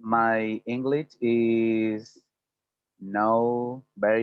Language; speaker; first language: English; non-native, learner; Spanish